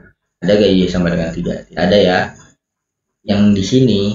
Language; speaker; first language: Indonesian; native; Indonesian